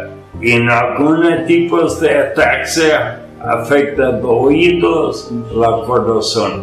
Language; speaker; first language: Spanish; non-native, fluent; English